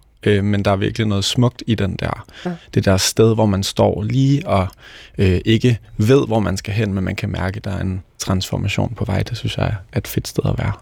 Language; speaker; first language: Danish; native; Danish